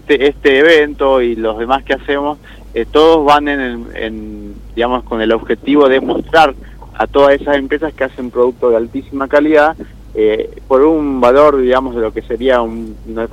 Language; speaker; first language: Spanish; native; Spanish